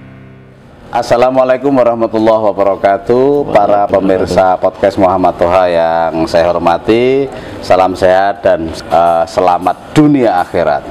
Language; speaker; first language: Indonesian; native; Indonesian